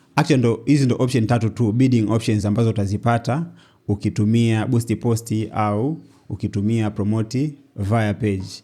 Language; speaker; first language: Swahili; native; Swahili